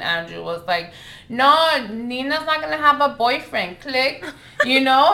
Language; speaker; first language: English; early bilingual, other home language; Spanish